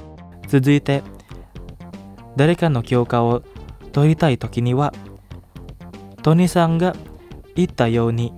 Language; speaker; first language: Japanese; non-native, fluent; Indonesian